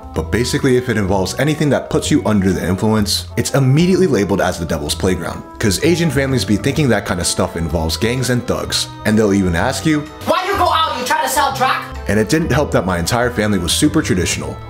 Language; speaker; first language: English; native; English